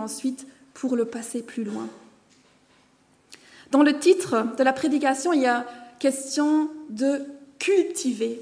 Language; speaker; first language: French; non-native, fluent; German